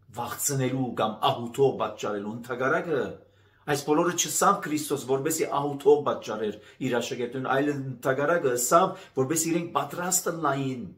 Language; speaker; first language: Armenian; native; Armenian